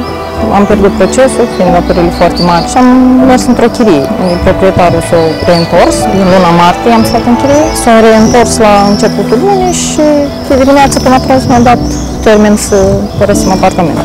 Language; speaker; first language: Romanian; native; Romanian